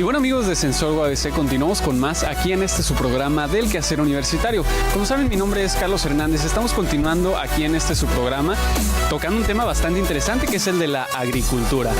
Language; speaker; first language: Spanish; native; Spanish